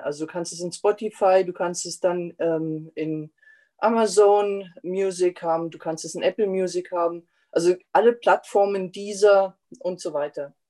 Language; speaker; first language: German; native; German